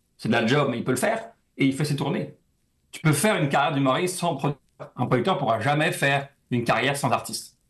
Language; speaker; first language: French; native; French